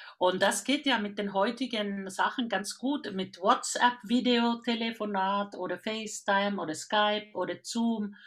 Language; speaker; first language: German; non-native, fluent; Finnish